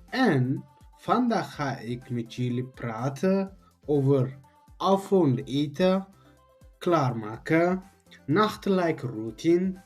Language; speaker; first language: Dutch; non-native, learner; Tigrinya